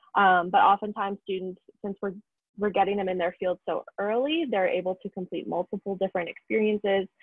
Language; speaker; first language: English; native; English